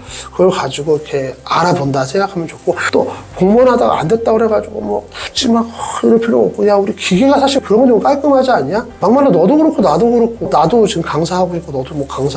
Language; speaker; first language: Korean; native; Korean